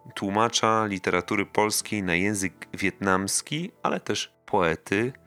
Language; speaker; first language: Polish; native; Polish